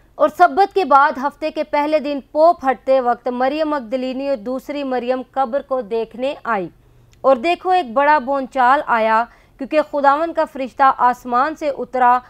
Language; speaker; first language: Urdu; non-native, local second language; Punjabi